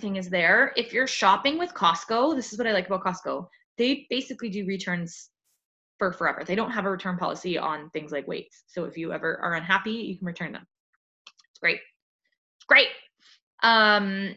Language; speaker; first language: English; native; English